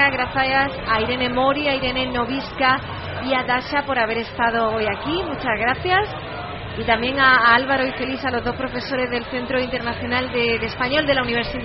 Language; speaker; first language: Spanish; native; Spanish